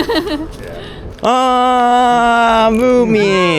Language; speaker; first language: English; non-native, learner; Japanese